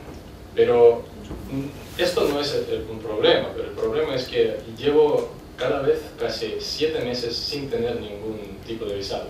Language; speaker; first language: Spanish; non-native, fluent; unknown